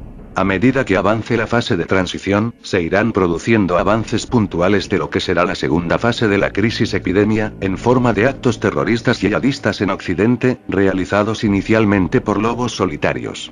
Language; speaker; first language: Spanish; native; Spanish